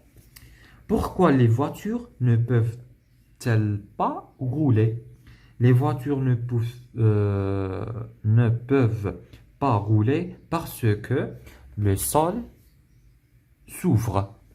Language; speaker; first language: French; non-native, local second language; Arabic